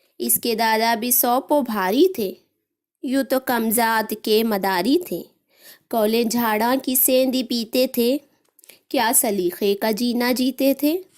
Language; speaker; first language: Urdu; native; Urdu